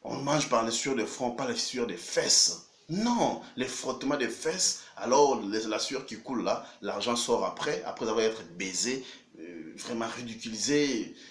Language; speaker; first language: French; non-native, local second language; Lingala